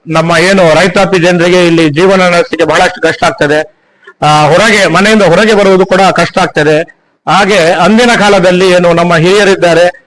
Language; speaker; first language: Kannada; non-native, local second language; Tulu